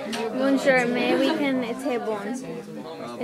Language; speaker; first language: French; non-native, learner; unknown